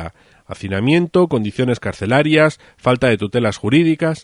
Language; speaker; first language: Spanish; native; Spanish